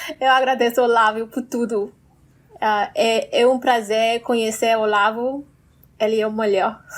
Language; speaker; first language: Portuguese; non-native, fluent; English